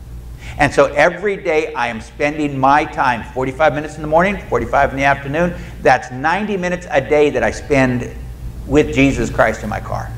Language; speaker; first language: English; native; English